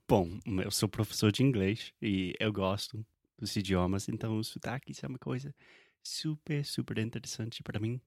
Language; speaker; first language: Portuguese; non-native, fluent; English